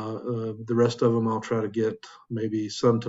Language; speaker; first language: English; native; English